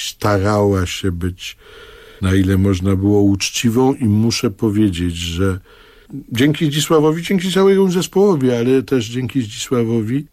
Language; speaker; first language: Polish; native; Polish